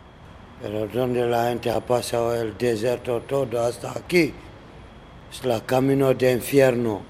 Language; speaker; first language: Spanish; non-native, learner; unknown